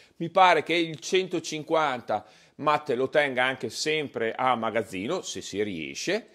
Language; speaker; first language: Italian; native; Italian